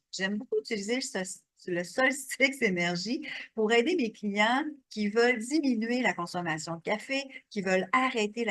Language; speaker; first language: French; native; French